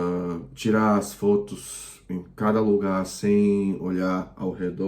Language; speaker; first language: Portuguese; non-native, fluent; Croatian